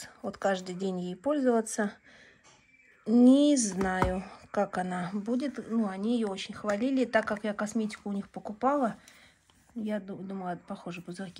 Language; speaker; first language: Russian; native; Russian